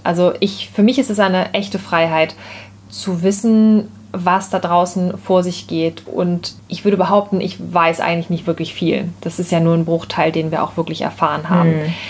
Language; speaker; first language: German; native; German